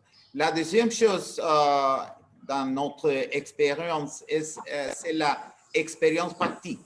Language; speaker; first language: French; non-native, learner; Spanish